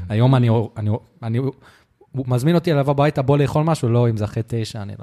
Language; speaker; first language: Hebrew; native; Hebrew